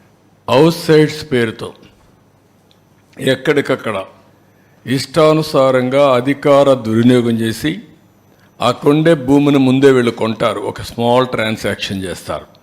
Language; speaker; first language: Telugu; native; Telugu